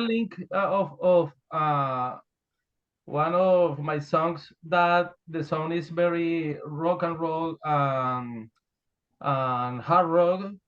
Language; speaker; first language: English; non-native, learner; Spanish